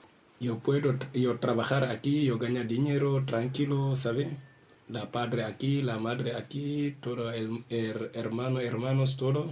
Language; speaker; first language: Spanish; non-native, learner; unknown